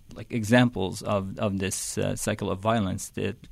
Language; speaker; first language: English; non-native, fluent; Arabic